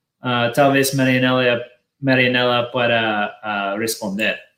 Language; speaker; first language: Spanish; non-native, fluent; Portuguese